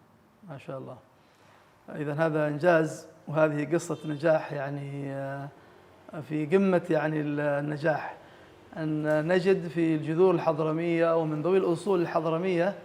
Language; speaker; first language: Arabic; native; Arabic